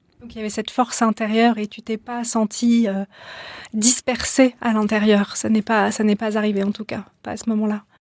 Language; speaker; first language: French; native; French